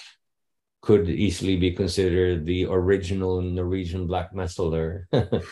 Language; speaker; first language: English; non-native, fluent; Norwegian